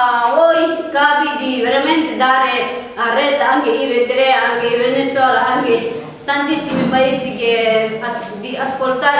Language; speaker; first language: Italian; non-native, learner; Tibetan